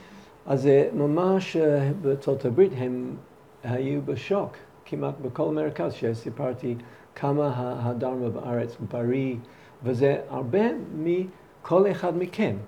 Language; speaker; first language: Hebrew; non-native, fluent; English